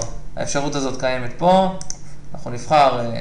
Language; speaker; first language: Hebrew; native; Hebrew